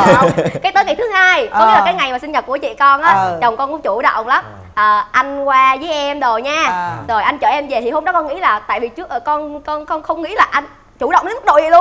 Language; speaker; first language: Vietnamese; native; Vietnamese